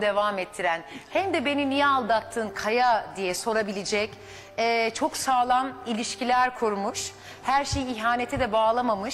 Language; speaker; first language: Turkish; native; Turkish